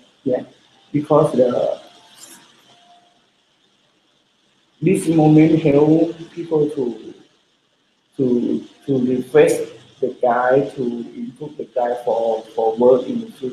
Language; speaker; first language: English; non-native, learner; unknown